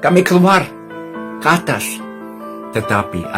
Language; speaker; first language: Indonesian; non-native, fluent; English